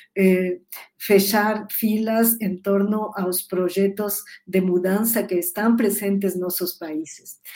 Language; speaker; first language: Spanish; native; Spanish